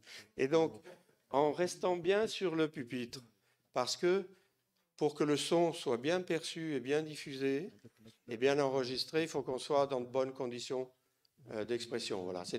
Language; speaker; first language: French; native; French